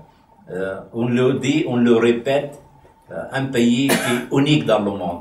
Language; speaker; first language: French; non-native, fluent; Arabic